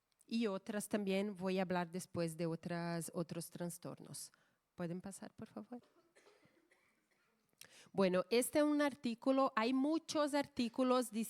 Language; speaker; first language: Spanish; non-native, fluent; Portuguese